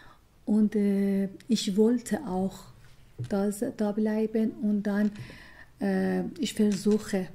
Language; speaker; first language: German; non-native, learner; Persian